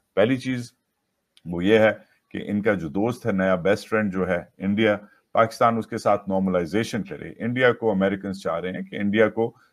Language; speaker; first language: Urdu; native; Urdu